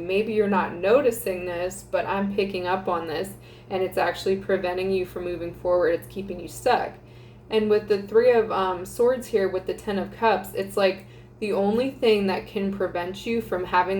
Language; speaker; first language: English; native; English